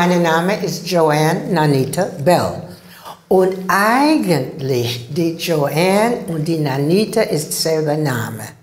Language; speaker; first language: German; non-native, learner; English